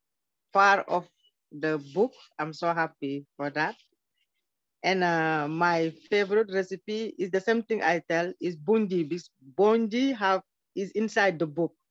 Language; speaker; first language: English; non-native, learner; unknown